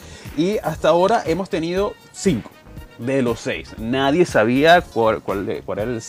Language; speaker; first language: Spanish; native; Spanish